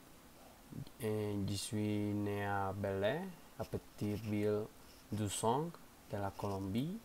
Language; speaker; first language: French; non-native, learner; Spanish